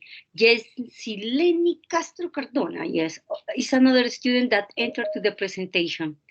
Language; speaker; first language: English; non-native, fluent; Spanish